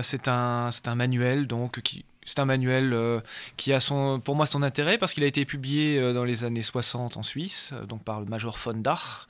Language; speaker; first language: French; native; French